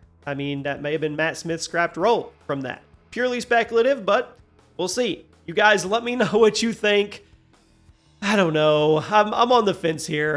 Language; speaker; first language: English; native; English